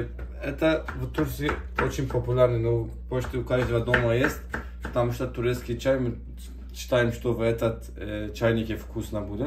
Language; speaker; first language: Russian; non-native, learner; Turkish